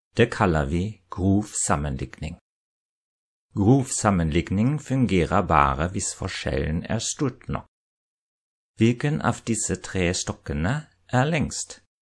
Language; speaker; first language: Norwegian; non-native, fluent; German